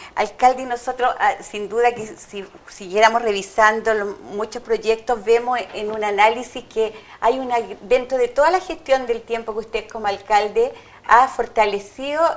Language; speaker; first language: Spanish; native; Spanish